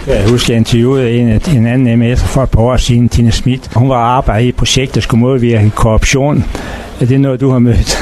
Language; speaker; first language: Danish; native; Danish